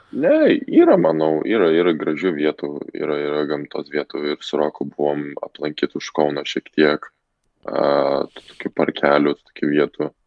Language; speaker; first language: Lithuanian; non-native, local second language; Polish